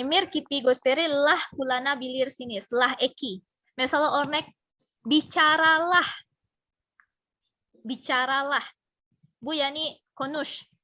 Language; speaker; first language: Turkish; non-native, fluent; Indonesian